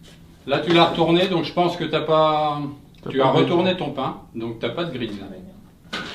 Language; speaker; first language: French; native; French